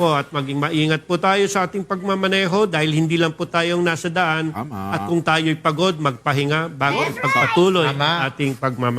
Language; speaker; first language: Filipino; native; Filipino